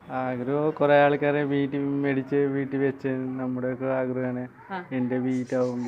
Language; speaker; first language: Malayalam; non-native, local second language; Odia